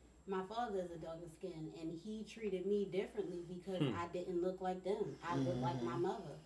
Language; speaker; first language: English; non-native, fluent; German